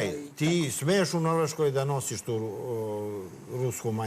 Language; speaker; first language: Bosnian; native; Bosnian